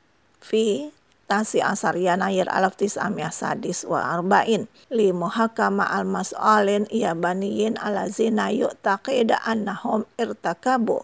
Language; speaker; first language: Arabic; non-native, fluent; Indonesian